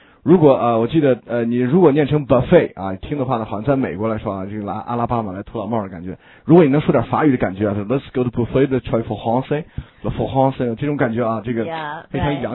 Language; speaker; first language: Chinese; native; Chinese